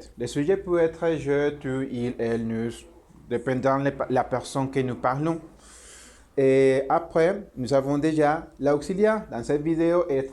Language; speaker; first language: French; non-native, learner; Spanish